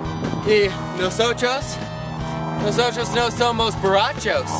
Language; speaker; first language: Spanish; non-native, learner; English